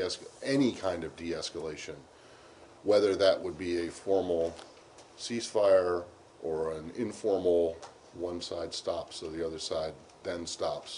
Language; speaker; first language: English; native; English